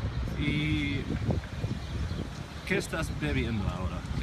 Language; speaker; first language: Spanish; non-native, fluent; English